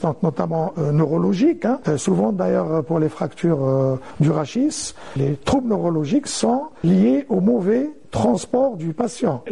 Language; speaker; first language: French; non-native, local second language; Arabic